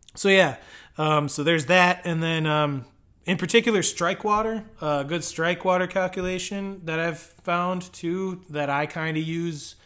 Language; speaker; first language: English; native; English